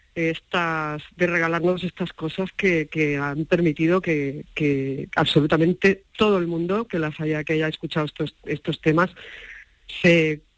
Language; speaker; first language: Spanish; native; Spanish